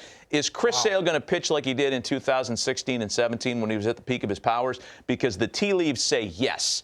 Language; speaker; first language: English; native; English